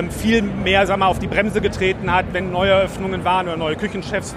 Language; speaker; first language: German; native; German